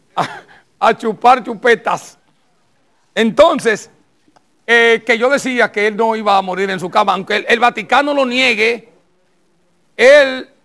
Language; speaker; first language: Spanish; native; Spanish